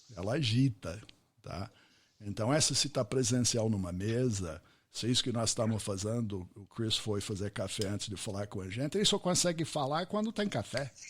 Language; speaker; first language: Portuguese; non-native, fluent; English